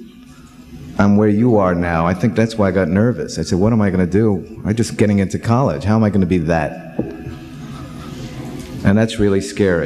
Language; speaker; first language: English; native; English